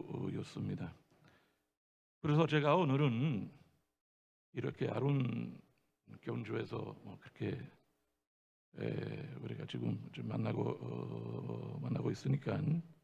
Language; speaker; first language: Korean; non-native, fluent; Italian